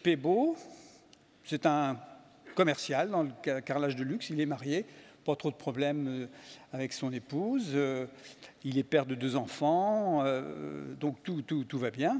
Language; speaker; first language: French; native; French